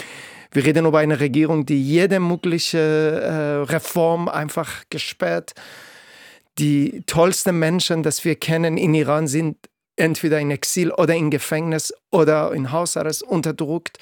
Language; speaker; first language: German; non-native, fluent; Persian